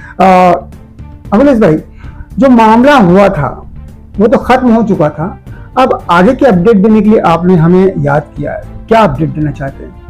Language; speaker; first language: Hindi; native; Hindi